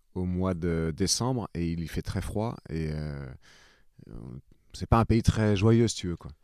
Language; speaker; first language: French; non-native, fluent; English